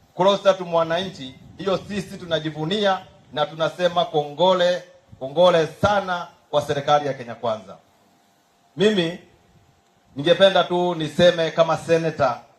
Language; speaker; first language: Swahili; native; Swahili